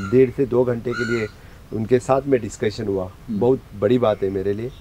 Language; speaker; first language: Hindi; non-native, local second language; Konkani